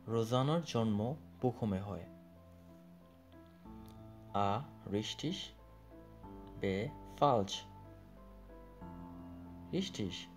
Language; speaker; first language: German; non-native, fluent; Bangla